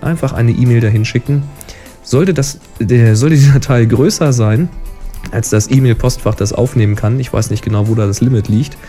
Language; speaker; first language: German; native; German